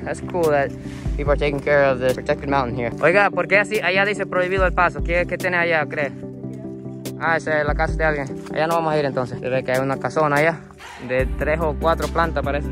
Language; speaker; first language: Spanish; non-native, fluent; Japanese